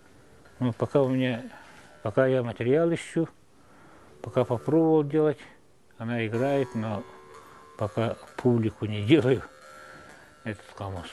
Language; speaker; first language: Russian; non-native, local second language; Yakut